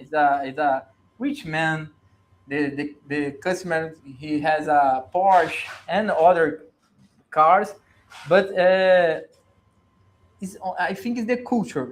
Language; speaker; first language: English; non-native, learner; Portuguese